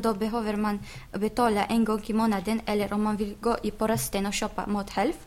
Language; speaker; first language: Swedish; non-native, learner; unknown